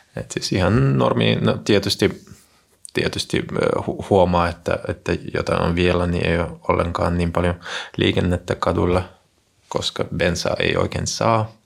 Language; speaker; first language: Finnish; non-native, fluent; Russian